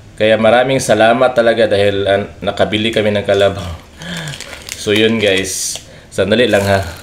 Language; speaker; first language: Filipino; non-native, local second language; Cebuano